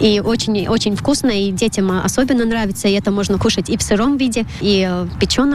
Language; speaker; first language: Russian; non-native, local second language; Latvian